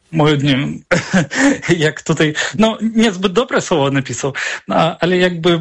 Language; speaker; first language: Polish; non-native, fluent; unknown